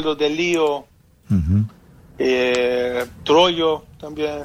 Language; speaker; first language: Spanish; non-native, fluent; Hebrew